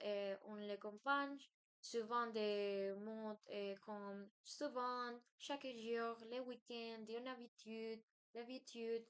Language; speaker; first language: French; non-native, learner; Spanish